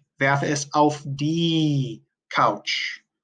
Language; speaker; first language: German; non-native, fluent; English